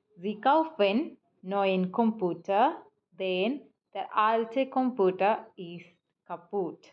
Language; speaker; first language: German; non-native, learner; Malayalam